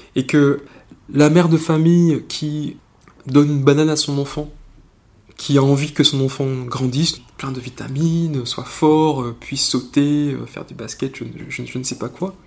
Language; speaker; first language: French; native; French